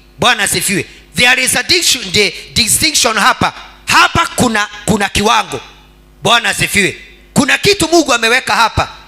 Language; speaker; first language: Swahili; non-native, local second language; Kikuyu